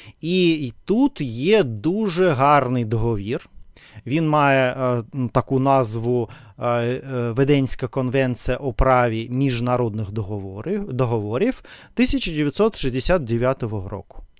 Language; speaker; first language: Ukrainian; non-native, learner; Russian